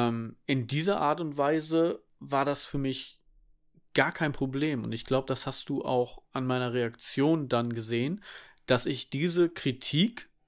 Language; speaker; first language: German; native; German